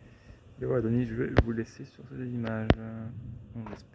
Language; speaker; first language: French; native; French